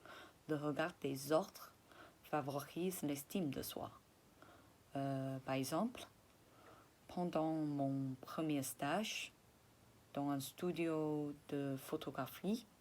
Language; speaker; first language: French; non-native, fluent; Chinese